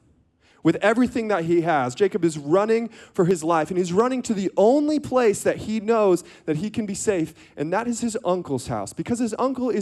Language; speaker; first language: English; native; English